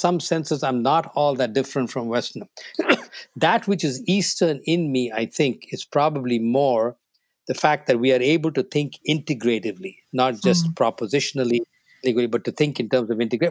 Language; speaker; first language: English; non-native, local second language; Tamil